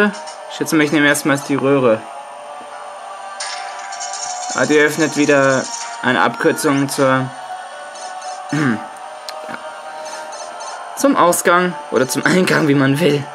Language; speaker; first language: German; native; German